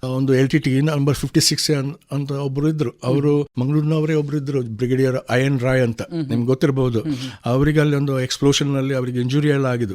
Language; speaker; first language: Kannada; non-native, local second language; Konkani